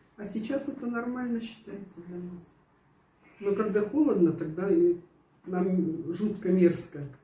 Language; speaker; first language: Russian; native; Russian